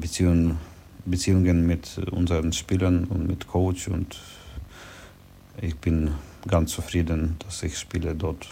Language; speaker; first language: German; non-native, learner; Ukrainian